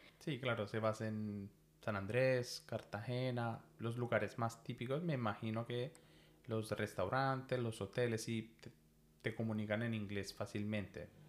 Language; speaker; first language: Spanish; non-native, fluent; Italian